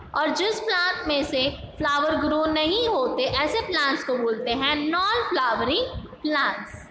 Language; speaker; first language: Hindi; non-native, local second language; Gujarati